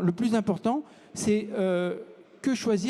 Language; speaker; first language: French; native; French